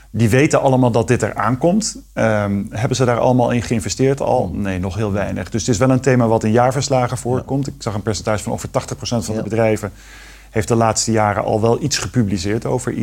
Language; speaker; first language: Dutch; native; Dutch